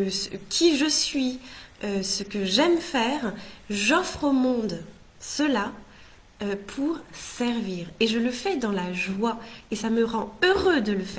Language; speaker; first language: French; native; French